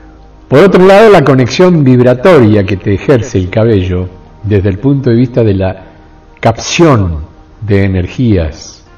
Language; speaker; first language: Spanish; native; Spanish